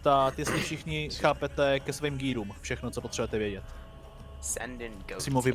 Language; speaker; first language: Czech; native; Czech